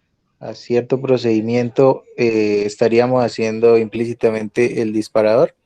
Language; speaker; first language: Spanish; native; Spanish